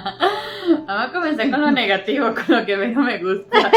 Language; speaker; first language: Spanish; native; Spanish